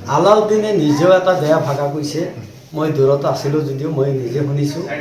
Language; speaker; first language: Assamese; non-native, local second language; Bangla